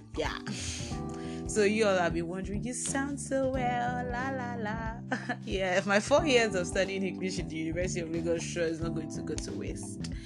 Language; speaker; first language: English; non-native, local second language; Yoruba